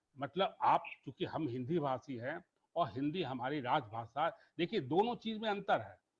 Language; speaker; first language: Hindi; native; Hindi